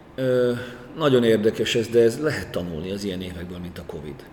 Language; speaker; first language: Hungarian; native; Hungarian